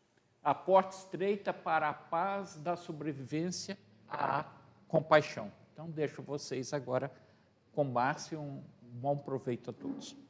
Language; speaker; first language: Portuguese; native; Portuguese